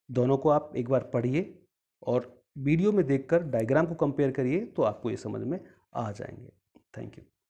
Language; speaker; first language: Hindi; native; Hindi